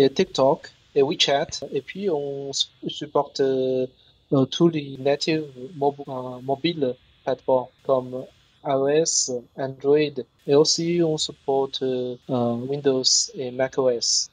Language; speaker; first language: French; non-native, learner; Chinese